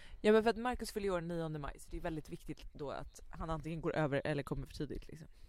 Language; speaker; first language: Swedish; native; Swedish